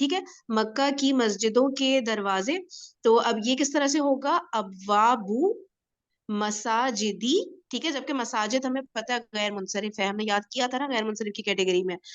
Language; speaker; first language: Urdu; native; Urdu